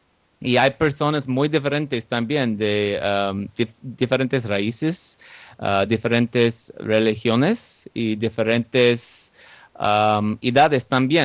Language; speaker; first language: Spanish; non-native, learner; English